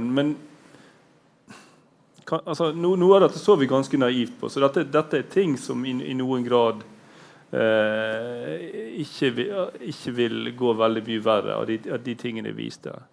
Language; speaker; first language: Norwegian; native; Norwegian